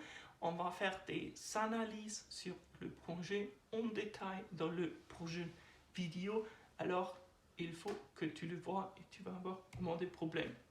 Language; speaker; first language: French; non-native, learner; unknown